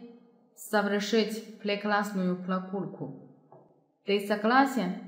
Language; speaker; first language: Russian; non-native, fluent; Chinese